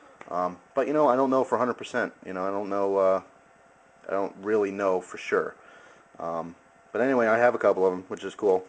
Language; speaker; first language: English; native; English